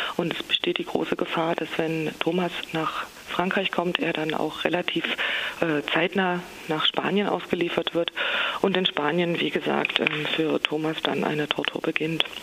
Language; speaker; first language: German; native; German